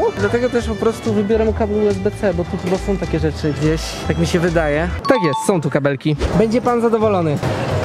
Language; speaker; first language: Polish; native; Polish